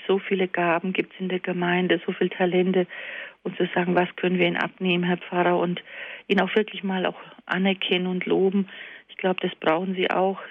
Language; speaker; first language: German; early bilingual, other home language; Croatian